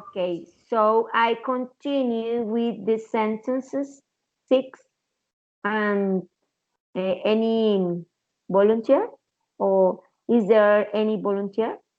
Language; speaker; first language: English; non-native, learner; Spanish